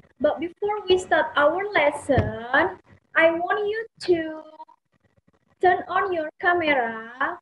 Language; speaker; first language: English; non-native, fluent; Indonesian